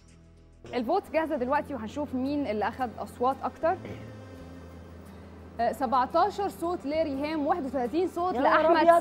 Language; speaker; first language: Arabic; native; Arabic